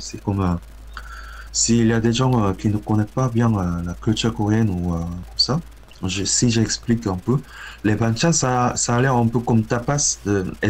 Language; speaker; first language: French; non-native, learner; Korean